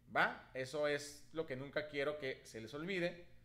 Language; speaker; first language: Spanish; native; Spanish